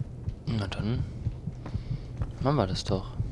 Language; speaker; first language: German; native; German